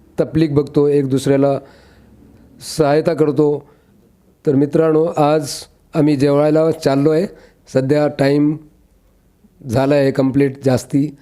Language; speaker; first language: Marathi; non-native, local second language; Urdu